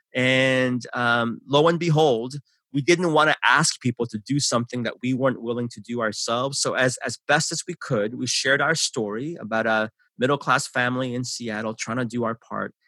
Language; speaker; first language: English; early bilingual, other home language; Korean